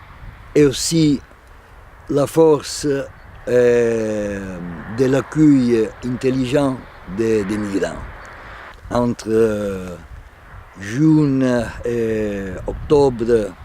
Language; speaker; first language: French; non-native, fluent; Italian